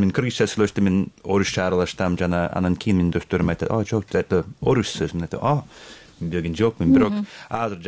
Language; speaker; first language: Kyrgyz; non-native, learner; English